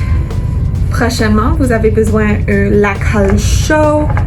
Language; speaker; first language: French; non-native, fluent; English